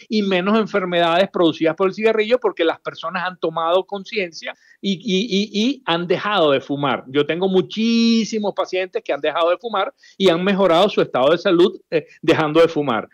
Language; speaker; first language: Spanish; native; Spanish